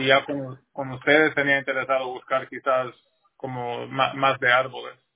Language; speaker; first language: Spanish; native; Spanish